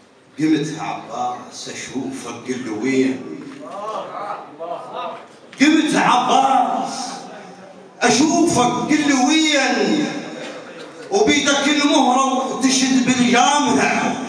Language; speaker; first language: Arabic; native; Arabic